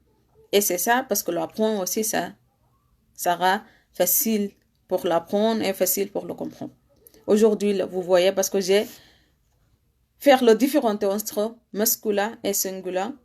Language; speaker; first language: French; non-native, learner; Arabic